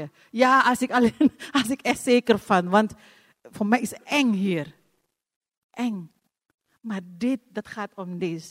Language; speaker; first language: Dutch; non-native, fluent; Indonesian